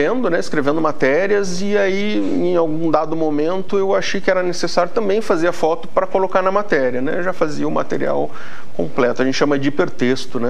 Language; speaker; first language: Portuguese; native; Portuguese